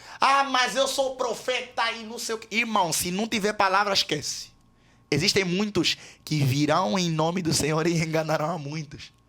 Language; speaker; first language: Portuguese; native; Portuguese